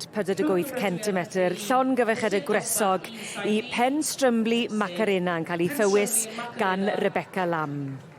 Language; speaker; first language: Welsh; native; Welsh